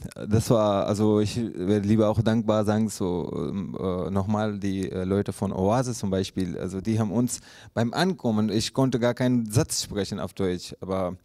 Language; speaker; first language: German; non-native, learner; Urdu